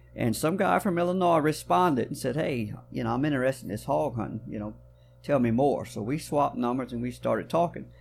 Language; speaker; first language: English; native; English